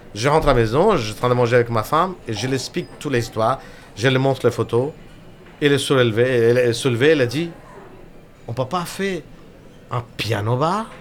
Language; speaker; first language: French; non-native, fluent; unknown